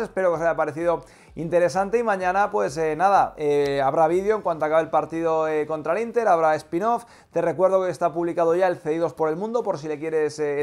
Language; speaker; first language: Spanish; native; Spanish